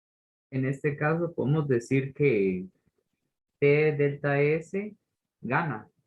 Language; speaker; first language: Spanish; native; Spanish